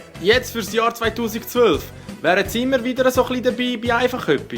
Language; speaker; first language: German; native; German